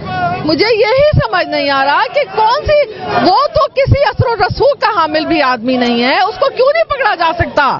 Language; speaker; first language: Urdu; native; Urdu